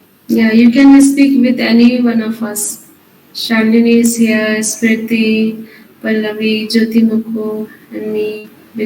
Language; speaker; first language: English; non-native, local second language; Hindi